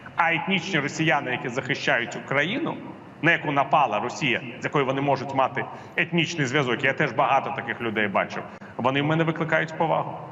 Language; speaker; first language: Ukrainian; non-native, local second language; Russian